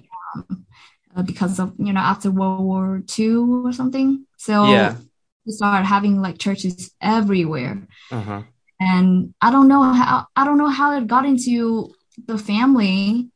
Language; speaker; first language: English; non-native, fluent; Vietnamese